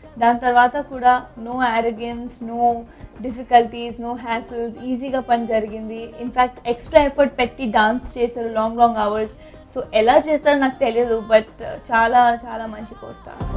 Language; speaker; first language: Telugu; non-native, learner; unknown